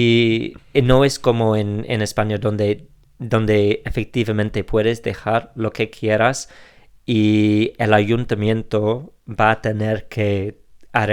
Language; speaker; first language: Spanish; non-native, fluent; English